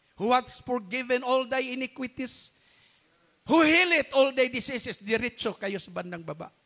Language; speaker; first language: Filipino; non-native, local second language; Cebuano